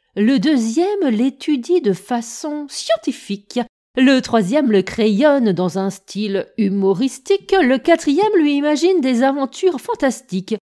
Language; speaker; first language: French; native; French